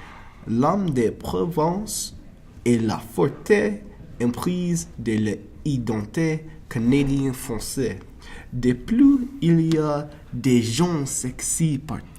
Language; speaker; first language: French; non-native, learner; English